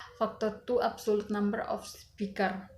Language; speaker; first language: English; non-native, learner; Indonesian